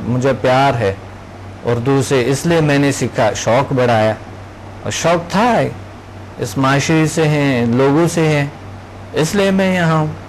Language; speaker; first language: Urdu; non-native, local second language; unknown